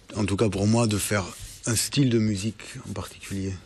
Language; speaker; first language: French; non-native, fluent; German